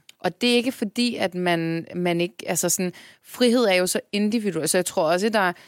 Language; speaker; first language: Danish; early bilingual, other home language; Turkish